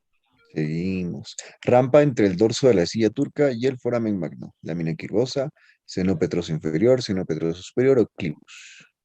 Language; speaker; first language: Spanish; native; Spanish